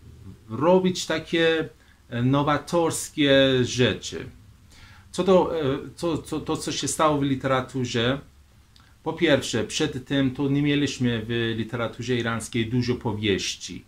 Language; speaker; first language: Polish; non-native, fluent; Persian